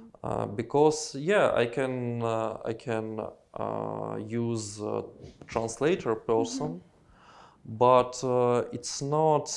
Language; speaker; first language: English; non-native, learner; Russian